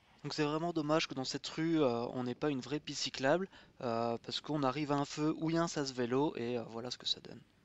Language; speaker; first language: French; native; French